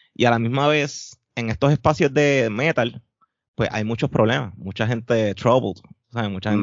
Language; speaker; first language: Spanish; native; Spanish